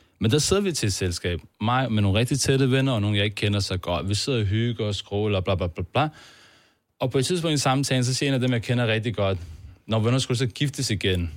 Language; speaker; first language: Danish; early bilingual, other home language; Turkish